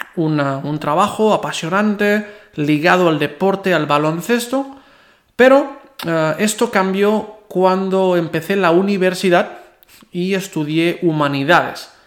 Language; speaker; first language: Spanish; non-native, local second language; Catalan